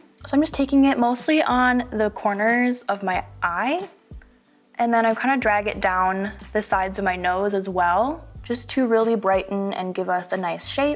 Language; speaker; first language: English; native; English